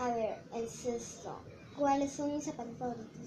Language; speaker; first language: Spanish; native; Spanish